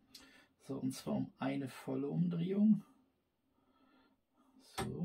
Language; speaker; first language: German; native; German